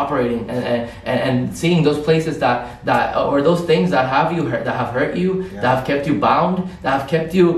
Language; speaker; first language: English; non-native, fluent; Spanish